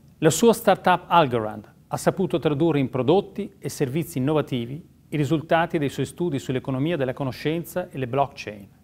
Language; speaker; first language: Italian; native; Italian